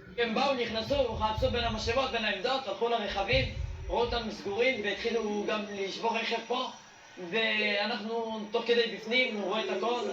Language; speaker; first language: Hebrew; non-native, local second language; Arabic